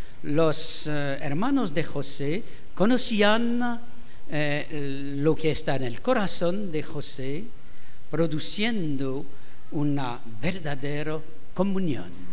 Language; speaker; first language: Spanish; non-native, fluent; French